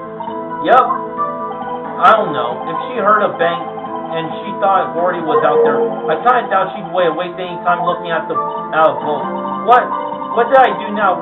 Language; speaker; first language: English; native; English